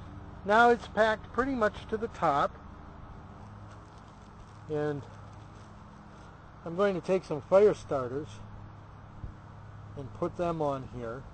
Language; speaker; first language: English; native; English